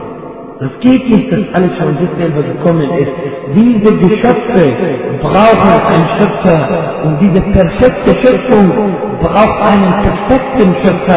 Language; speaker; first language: German; non-native, fluent; Arabic